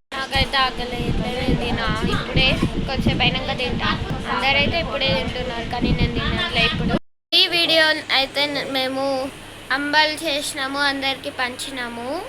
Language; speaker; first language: Telugu; non-native, local second language; Tamil